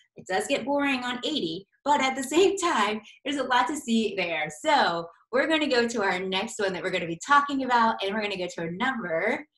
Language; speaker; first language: English; native; English